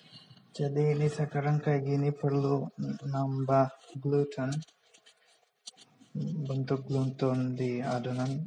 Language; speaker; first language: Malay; non-native, local second language; Bangla